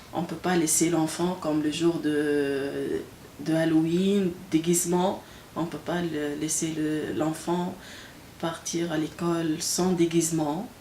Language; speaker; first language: French; non-native, local second language; Arabic